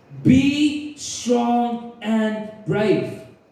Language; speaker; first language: English; non-native, local second language; Afrikaans